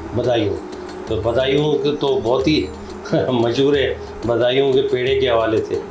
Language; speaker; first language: Urdu; native; Urdu